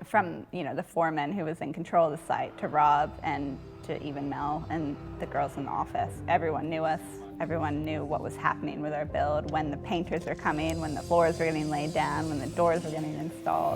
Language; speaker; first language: English; native; English